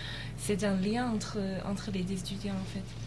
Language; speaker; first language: French; non-native, fluent; Chinese